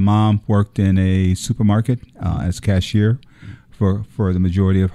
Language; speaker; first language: English; native; English